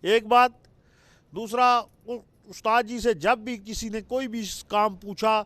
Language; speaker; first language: Urdu; non-native, local second language; Punjabi